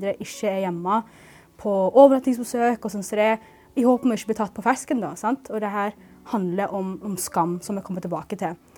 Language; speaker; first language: Norwegian; early bilingual, other home language; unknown